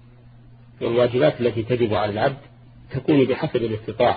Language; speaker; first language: Arabic; native; Arabic